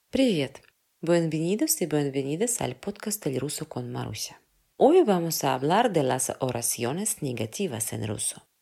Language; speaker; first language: Spanish; non-native, fluent; Russian